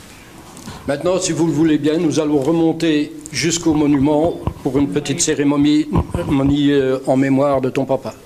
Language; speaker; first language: French; native; French